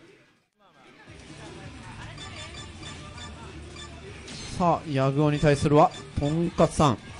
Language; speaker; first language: Japanese; native; Japanese